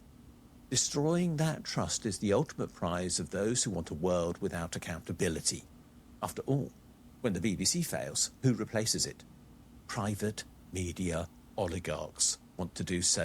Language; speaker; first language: English; native; English